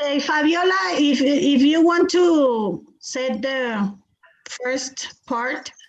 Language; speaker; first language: English; non-native, fluent; Spanish